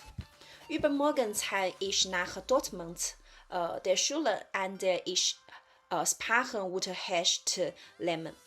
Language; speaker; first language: German; non-native, learner; Chinese